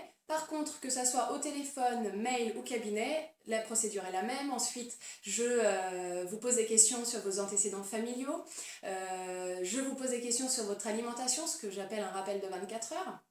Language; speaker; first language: French; native; French